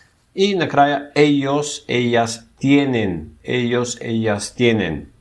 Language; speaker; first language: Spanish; non-native, fluent; Bulgarian